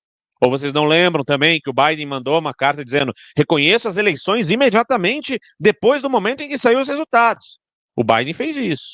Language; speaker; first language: Portuguese; native; Portuguese